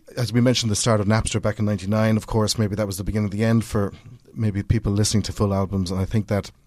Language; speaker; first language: English; native; English